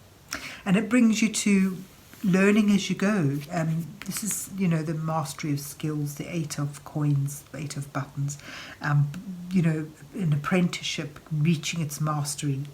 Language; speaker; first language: English; native; English